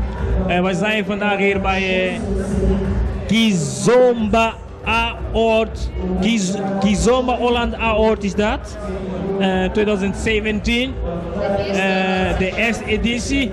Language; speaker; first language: Dutch; non-native, fluent; Portuguese